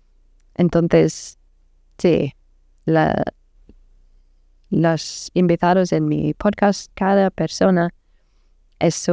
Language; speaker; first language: Spanish; non-native, learner; English